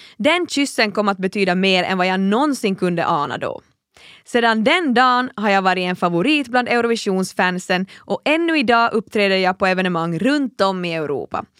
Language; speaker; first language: Swedish; native; Swedish